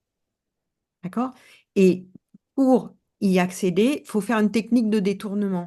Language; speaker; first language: French; native; French